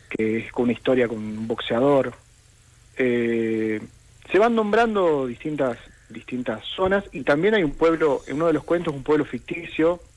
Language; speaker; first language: Spanish; native; Spanish